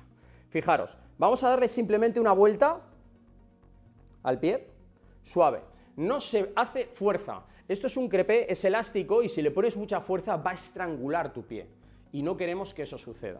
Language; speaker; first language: Spanish; native; Spanish